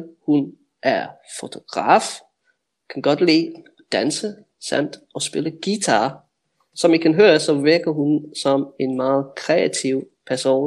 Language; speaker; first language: Danish; non-native, fluent; English